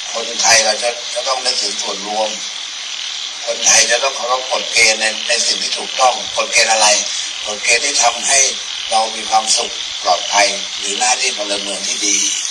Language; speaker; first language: Thai; native; Thai